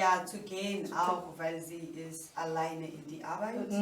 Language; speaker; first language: German; non-native, learner; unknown